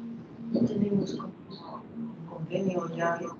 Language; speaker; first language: Spanish; non-native, fluent; Dutch